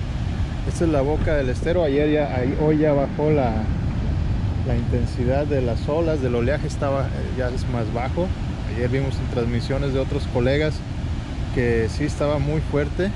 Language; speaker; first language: Spanish; native; Spanish